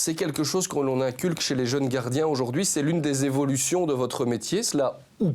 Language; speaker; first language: French; native; French